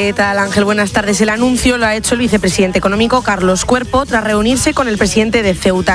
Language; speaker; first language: Spanish; native; Spanish